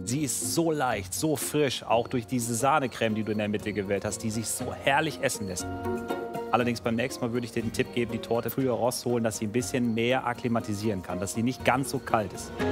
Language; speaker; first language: German; native; German